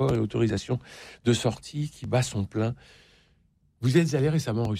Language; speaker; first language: French; native; French